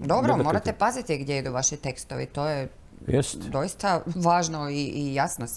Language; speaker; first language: Croatian; native; Croatian